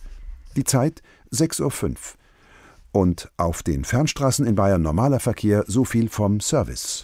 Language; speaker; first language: German; native; German